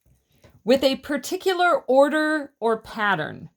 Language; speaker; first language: English; native; English